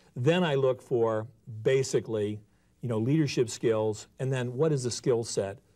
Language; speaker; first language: English; native; English